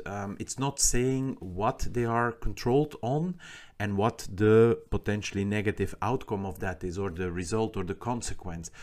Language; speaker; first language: English; non-native, fluent; Dutch